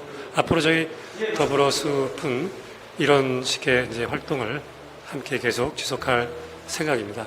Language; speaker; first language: Korean; native; Korean